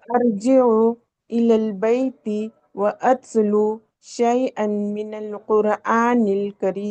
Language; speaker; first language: Arabic; non-native, learner; Urdu